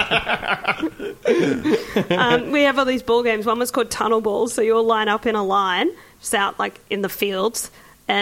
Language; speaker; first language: English; native; English